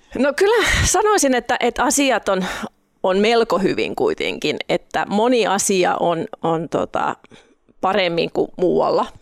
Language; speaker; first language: Finnish; non-native, local second language; Swedish